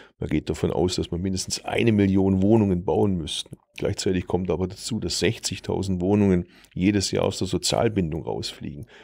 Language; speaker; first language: German; early bilingual, other home language; Turkish